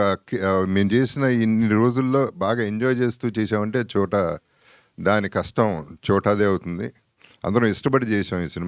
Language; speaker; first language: Telugu; native; Telugu